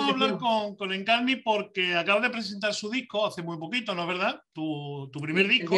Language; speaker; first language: Spanish; native; Spanish